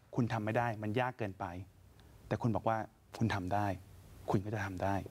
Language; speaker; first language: Thai; native; Thai